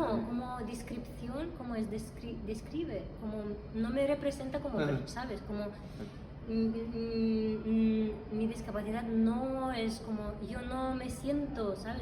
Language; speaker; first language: Spanish; non-native, fluent; Russian